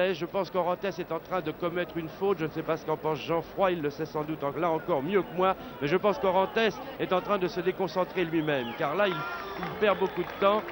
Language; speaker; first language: French; native; French